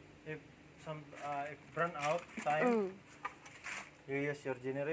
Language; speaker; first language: English; non-native, local second language; Cebuano